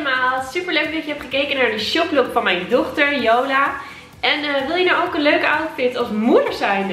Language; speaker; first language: Dutch; native; Dutch